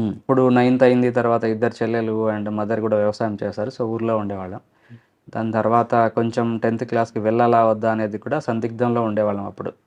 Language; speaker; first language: Telugu; non-native, local second language; Lambadi